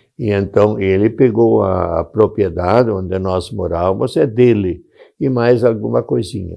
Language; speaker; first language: Portuguese; non-native, local second language; German